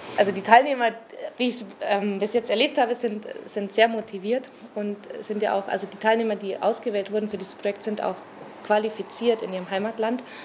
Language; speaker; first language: German; native; German